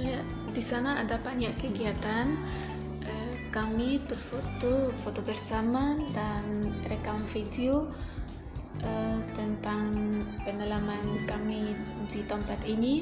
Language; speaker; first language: Indonesian; non-native, learner; Arabic